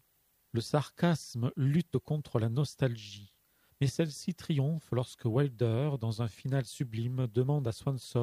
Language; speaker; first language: French; native; French